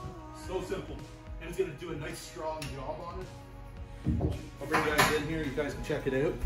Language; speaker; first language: English; native; English